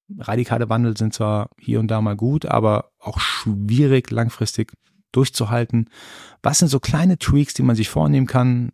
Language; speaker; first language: German; early bilingual, other home language; Persian